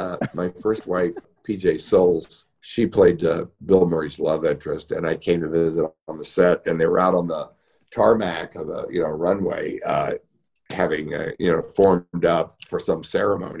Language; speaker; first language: English; native; English